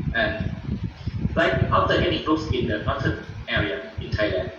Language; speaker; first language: English; non-native, learner; Thai